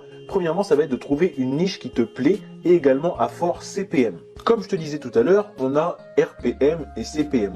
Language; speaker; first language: French; native; French